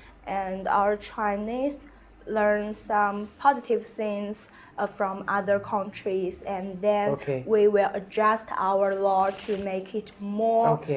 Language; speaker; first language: English; non-native, learner; Chinese